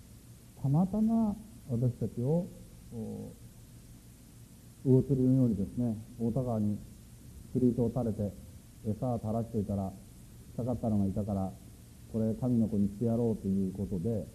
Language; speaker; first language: Japanese; native; Japanese